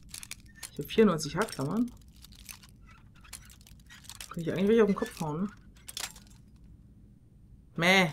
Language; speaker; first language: German; native; German